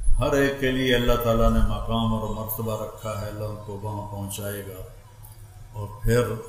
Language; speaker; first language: Urdu; non-native, local second language; Punjabi